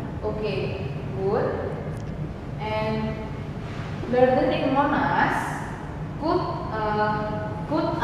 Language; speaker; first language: English; non-native, learner; Indonesian